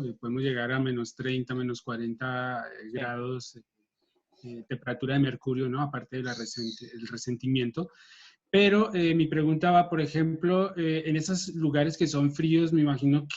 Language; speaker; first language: Spanish; native; Spanish